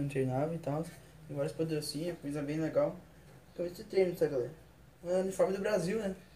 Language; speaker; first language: Portuguese; native; Portuguese